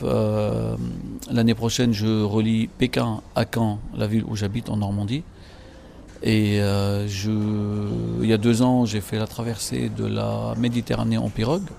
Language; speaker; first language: French; non-native, local second language; Arabic